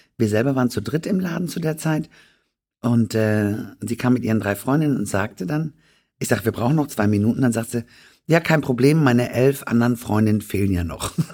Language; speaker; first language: German; native; German